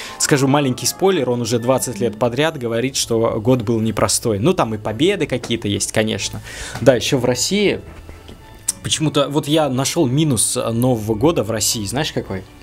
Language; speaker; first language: Russian; native; Russian